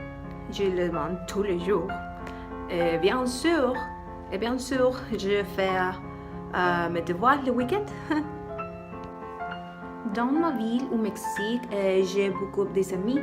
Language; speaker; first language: French; non-native, learner; Spanish